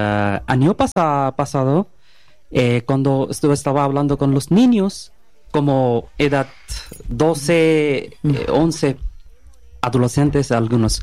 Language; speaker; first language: Spanish; non-native, learner; Bangla